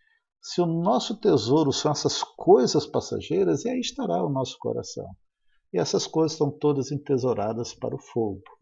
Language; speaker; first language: Portuguese; native; Portuguese